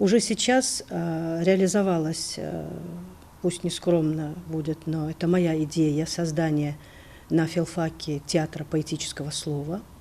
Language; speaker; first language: Russian; native; Russian